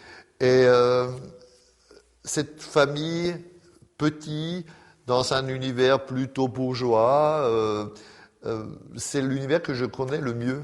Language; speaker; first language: French; non-native, fluent; German